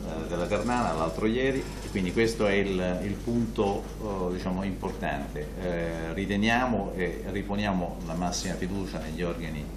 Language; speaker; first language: Italian; native; Italian